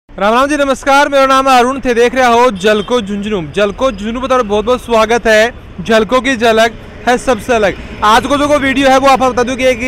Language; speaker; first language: Hindi; native; Hindi